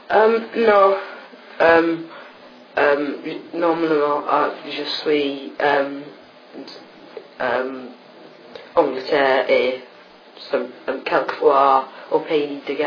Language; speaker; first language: French; non-native, learner; English